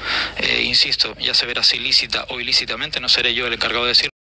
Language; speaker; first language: Spanish; native; Spanish